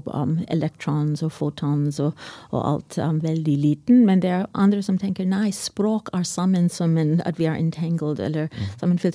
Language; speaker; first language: Norwegian; non-native, fluent; English